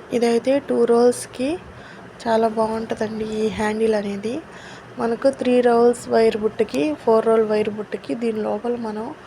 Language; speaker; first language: Telugu; non-native, local second language; Urdu